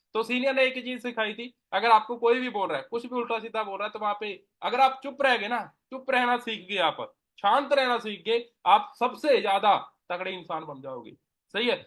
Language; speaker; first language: Hindi; non-native, local second language; Punjabi